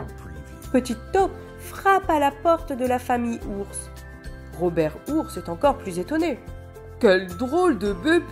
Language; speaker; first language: French; native; French